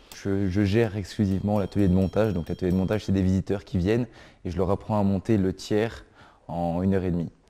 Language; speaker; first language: French; native; French